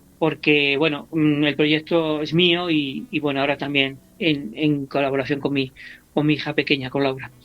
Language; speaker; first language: Spanish; native; Spanish